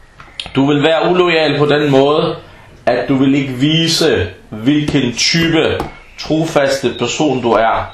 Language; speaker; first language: Danish; non-native, local second language; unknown